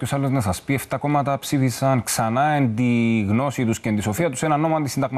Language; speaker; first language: Greek; native; Greek